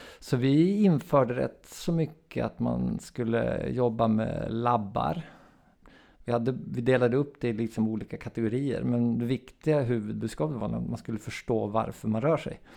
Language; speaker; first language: Swedish; native; Swedish